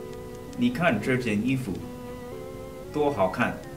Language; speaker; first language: Chinese; non-native, learner; English